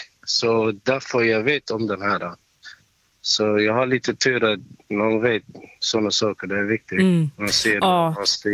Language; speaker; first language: Swedish; non-native, fluent; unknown